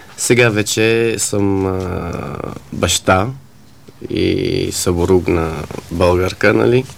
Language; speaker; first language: Bulgarian; non-native, fluent; Arabic